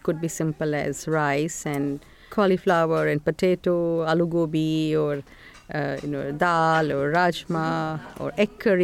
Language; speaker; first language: English; non-native, local second language; Hindi